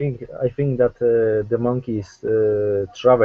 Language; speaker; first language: English; non-native, learner; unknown